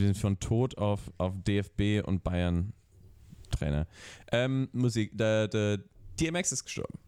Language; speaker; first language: German; early bilingual, other home language; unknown